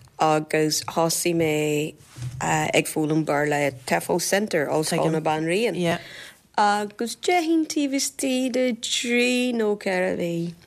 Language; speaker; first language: Irish; non-native, fluent; Portuguese